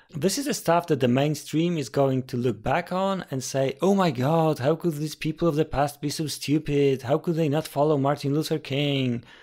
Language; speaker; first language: English; non-native, fluent; Polish